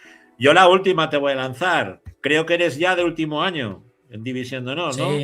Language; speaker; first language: Spanish; native; Spanish